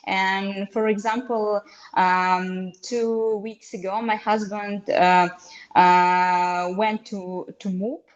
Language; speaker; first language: English; non-native, fluent; Russian